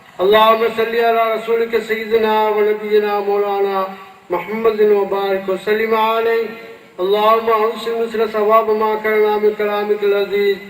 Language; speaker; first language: Arabic; non-native, fluent; Tamil